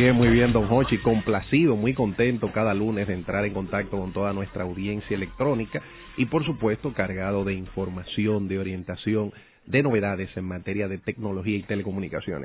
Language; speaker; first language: Spanish; native; Spanish